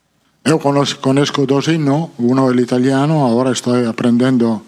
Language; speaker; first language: Portuguese; non-native, learner; Italian